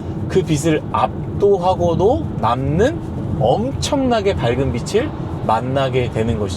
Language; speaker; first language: Korean; native; Korean